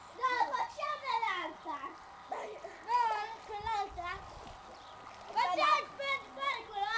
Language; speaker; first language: Italian; early bilingual, other home language; Filipino